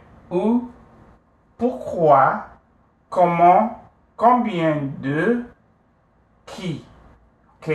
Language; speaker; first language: French; non-native, fluent; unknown